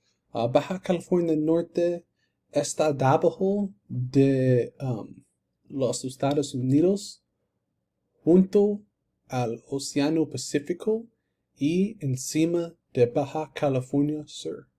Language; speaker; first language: Spanish; non-native, learner; English